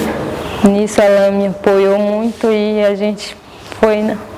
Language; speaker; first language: Portuguese; non-native, local second language; Guarani